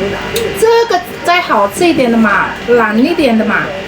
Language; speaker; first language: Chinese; non-native, fluent; Indonesian